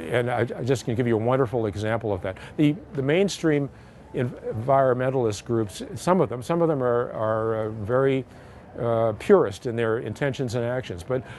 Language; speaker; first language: English; native; English